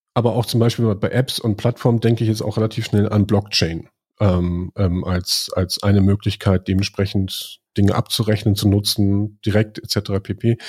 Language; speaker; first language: German; native; German